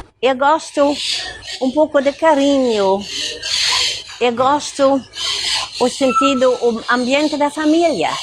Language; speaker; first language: Portuguese; non-native, fluent; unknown